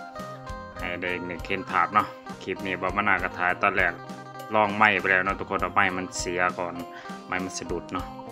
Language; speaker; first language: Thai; non-native, local second language; Lao